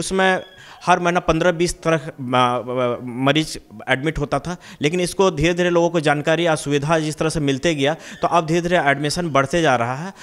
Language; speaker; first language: Hindi; native; Hindi